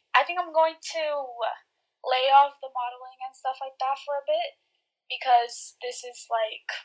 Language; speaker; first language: English; early bilingual, other home language; Spanish